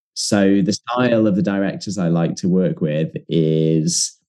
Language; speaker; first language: English; native; English